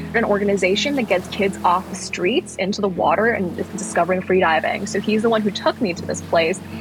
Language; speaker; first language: English; early bilingual, other home language; Thai